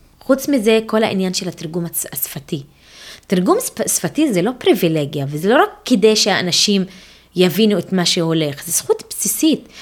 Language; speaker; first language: Hebrew; non-native, local second language; Arabic